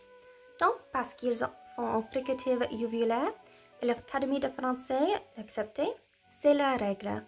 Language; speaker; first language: French; non-native, learner; English